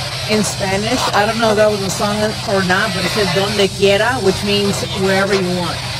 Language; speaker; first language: English; native; English